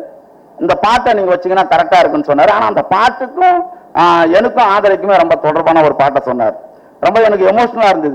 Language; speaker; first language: Tamil; native; Tamil